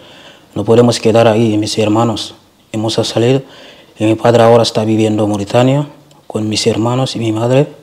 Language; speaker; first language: Spanish; non-native, learner; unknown